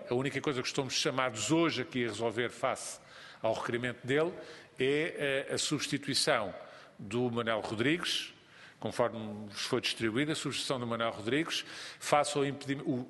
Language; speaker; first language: Portuguese; native; Portuguese